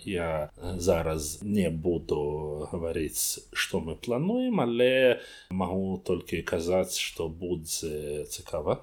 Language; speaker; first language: Belarusian; non-native, learner; Russian